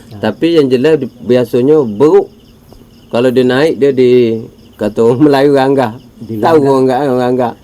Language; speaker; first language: Malay; native; Malay